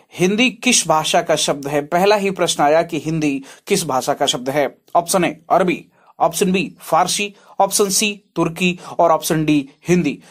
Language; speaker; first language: Hindi; native; Hindi